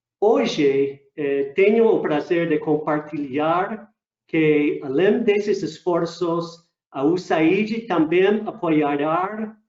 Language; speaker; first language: Portuguese; non-native, fluent; English